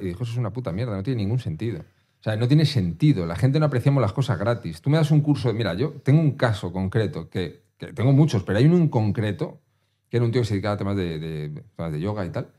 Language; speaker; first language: Spanish; native; Spanish